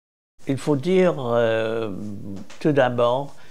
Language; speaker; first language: French; non-native, fluent; English